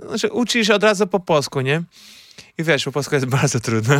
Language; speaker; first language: Polish; non-native, fluent; Portuguese